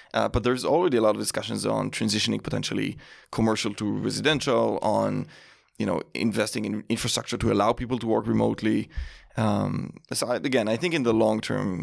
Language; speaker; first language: English; non-native, fluent; Hebrew